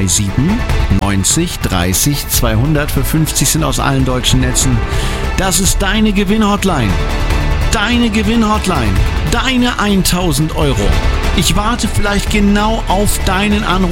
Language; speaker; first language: German; native; German